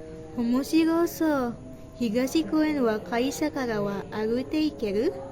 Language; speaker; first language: Japanese; non-native, learner; Indonesian